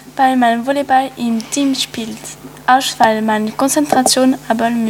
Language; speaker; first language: German; non-native, learner; French